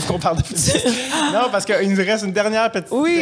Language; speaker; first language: French; native; French